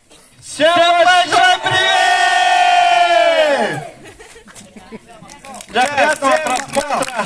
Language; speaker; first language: Russian; non-native, local second language; Yakut